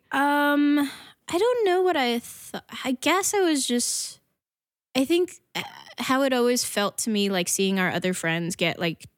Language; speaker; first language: English; native; English